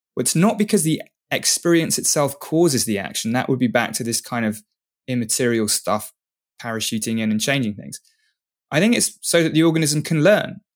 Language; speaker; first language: English; native; English